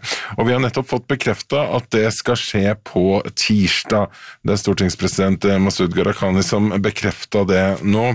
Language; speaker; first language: Norwegian; native; Norwegian